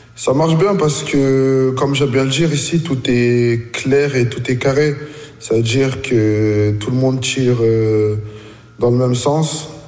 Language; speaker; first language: French; native; French